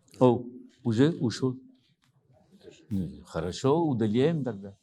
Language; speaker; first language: Russian; non-native, learner; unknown